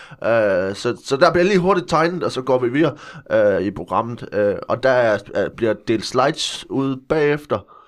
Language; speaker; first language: Danish; native; Danish